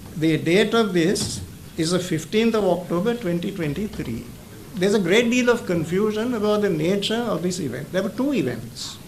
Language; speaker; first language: English; non-native, local second language; Sinhala